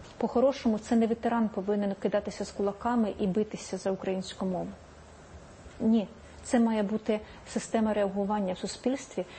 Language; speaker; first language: Ukrainian; native; Ukrainian